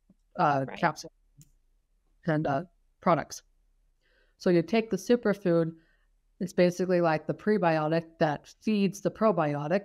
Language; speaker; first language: English; native; English